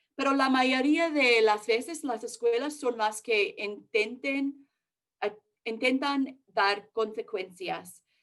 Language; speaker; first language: Spanish; early bilingual, heritage; English